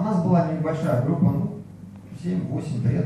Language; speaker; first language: Russian; native; Russian